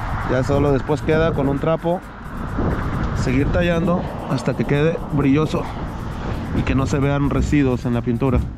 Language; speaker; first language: Spanish; native; Spanish